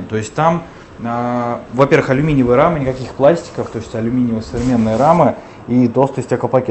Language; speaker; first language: Russian; native; Russian